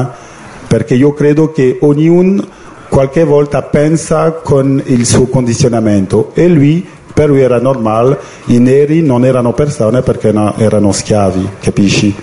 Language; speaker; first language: Italian; non-native, fluent; French